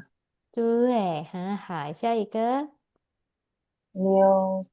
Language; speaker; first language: Chinese; non-native, fluent; Indonesian